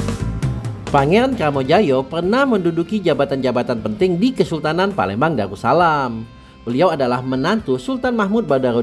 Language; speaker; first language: Indonesian; native; Indonesian